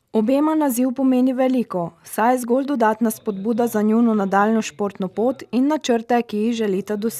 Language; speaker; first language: Slovenian; native; Slovenian